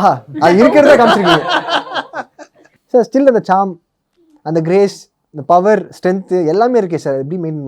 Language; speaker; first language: Tamil; native; Tamil